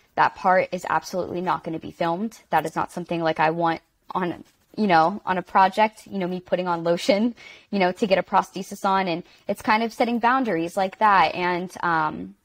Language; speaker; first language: English; native; English